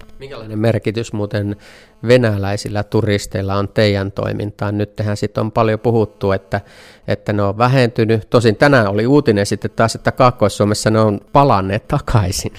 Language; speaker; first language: Finnish; native; Finnish